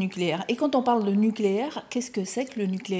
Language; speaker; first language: French; native; French